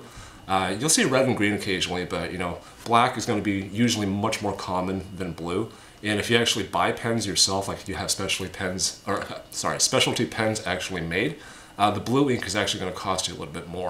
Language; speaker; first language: English; native; English